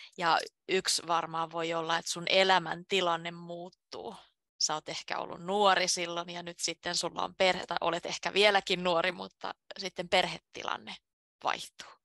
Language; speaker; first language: Finnish; native; Finnish